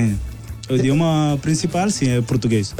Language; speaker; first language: Portuguese; non-native, local second language; Spanish